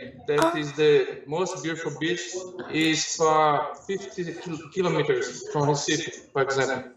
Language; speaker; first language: English; non-native, learner; Portuguese